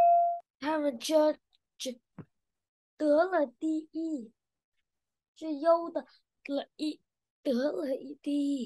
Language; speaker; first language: Chinese; non-native, learner; Vietnamese